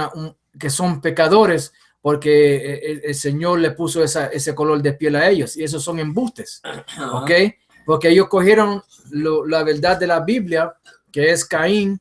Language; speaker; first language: Spanish; early bilingual, heritage; English